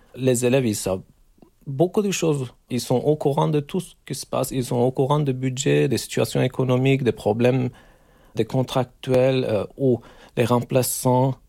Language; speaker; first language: French; non-native, learner; Turkish